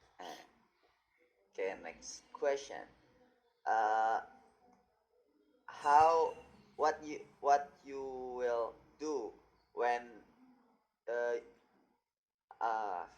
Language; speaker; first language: English; non-native, learner; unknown